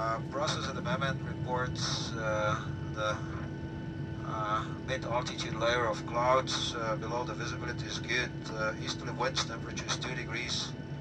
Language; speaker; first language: English; non-native, fluent; Czech